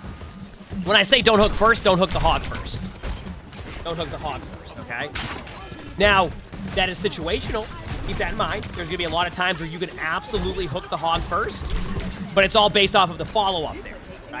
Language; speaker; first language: English; native; English